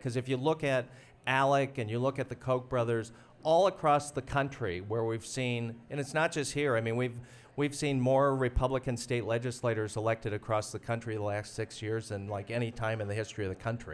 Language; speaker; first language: English; native; English